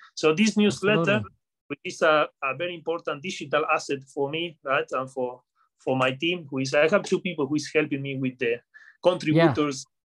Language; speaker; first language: English; non-native, fluent; Spanish